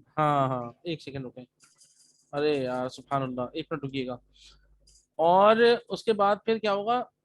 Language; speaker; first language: Urdu; native; Urdu